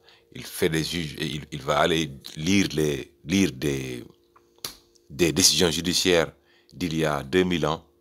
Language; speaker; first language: French; native; French